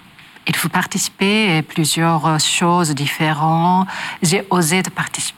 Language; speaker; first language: French; non-native, learner; Japanese